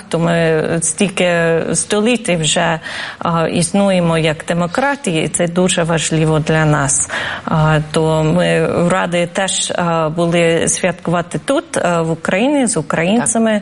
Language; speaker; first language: Ukrainian; non-native, fluent; English